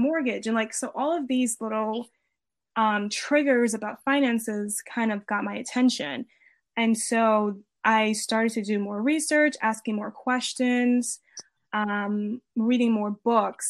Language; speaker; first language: English; native; English